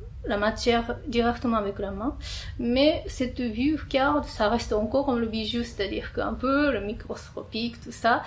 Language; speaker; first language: French; non-native, fluent; Japanese